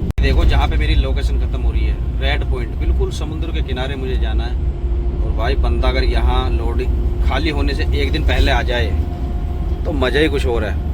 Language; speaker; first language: Hindi; native; Hindi